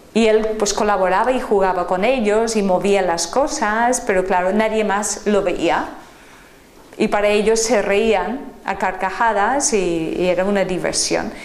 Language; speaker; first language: Spanish; non-native, fluent; English